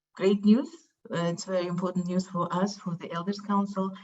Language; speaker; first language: English; non-native, fluent; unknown